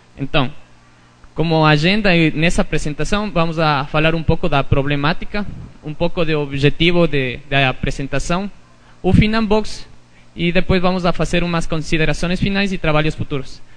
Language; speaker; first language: Portuguese; non-native, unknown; Spanish